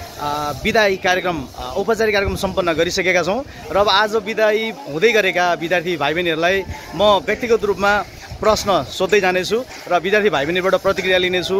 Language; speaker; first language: Nepali; native; Nepali